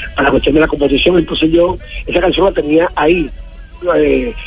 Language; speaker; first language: Spanish; native; Spanish